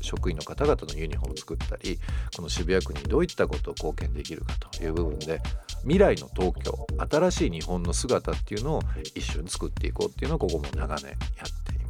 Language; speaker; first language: Japanese; native; Japanese